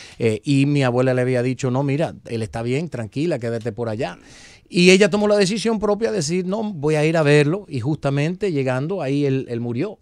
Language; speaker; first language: Spanish; early bilingual, heritage; Spanish